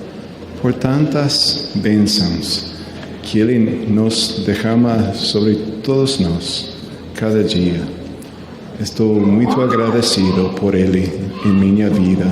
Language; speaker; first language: Portuguese; non-native, learner; Spanish